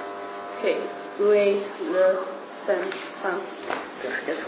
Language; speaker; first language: French; non-native, learner; English